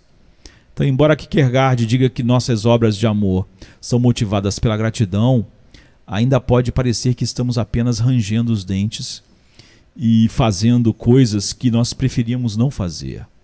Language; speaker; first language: Portuguese; native; Portuguese